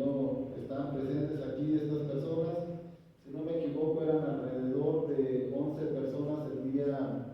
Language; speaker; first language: Spanish; native; Spanish